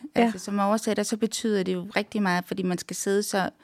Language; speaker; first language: Danish; native; Danish